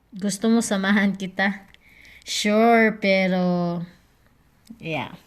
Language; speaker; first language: Filipino; non-native, local second language; Cebuano